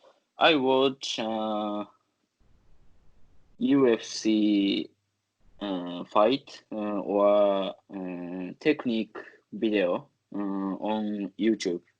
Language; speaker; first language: English; non-native, learner; Japanese